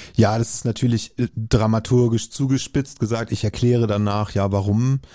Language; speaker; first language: German; native; German